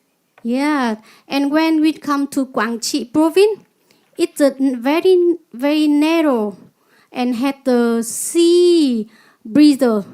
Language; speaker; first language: English; non-native, learner; Vietnamese